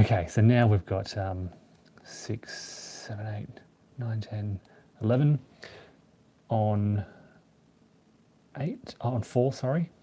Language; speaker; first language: English; native; English